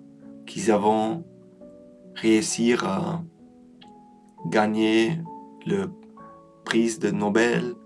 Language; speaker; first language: French; non-native, learner; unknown